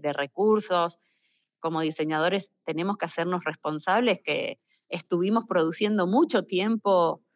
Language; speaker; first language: Spanish; native; Spanish